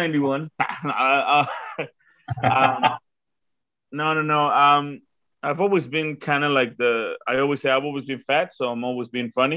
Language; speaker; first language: English; non-native, fluent; Spanish